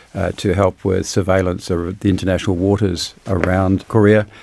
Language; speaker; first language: English; native; English